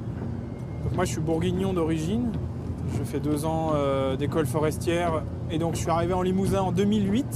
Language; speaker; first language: French; native; French